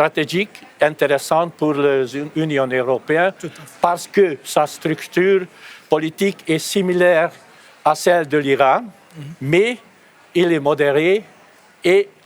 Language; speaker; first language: French; non-native, fluent; Hungarian